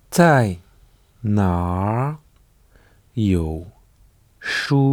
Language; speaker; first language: Chinese; non-native, learner; French